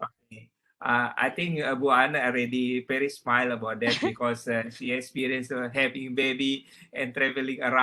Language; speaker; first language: English; non-native, learner; Indonesian